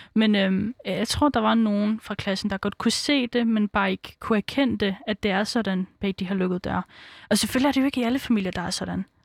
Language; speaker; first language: Danish; early bilingual, other home language; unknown